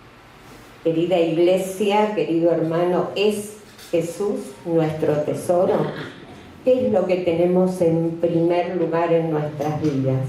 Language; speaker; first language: Spanish; native; Spanish